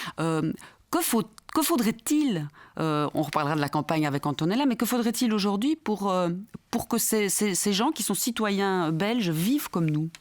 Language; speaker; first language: French; native; French